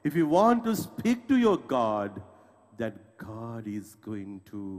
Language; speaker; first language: English; non-native, local second language; Sinhala